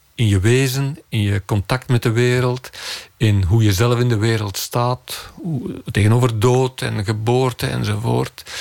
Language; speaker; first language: Dutch; native; Dutch